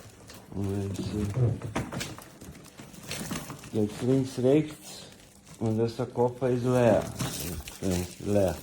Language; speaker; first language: German; non-native, learner; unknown